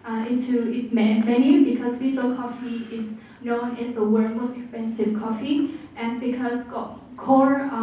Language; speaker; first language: English; non-native, learner; Vietnamese